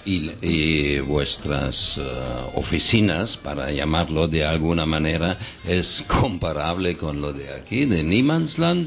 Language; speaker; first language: Spanish; non-native, fluent; German